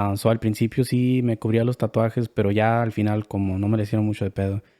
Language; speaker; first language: Spanish; early bilingual, heritage; Spanish